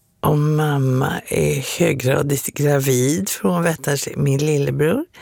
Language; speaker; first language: Swedish; native; Swedish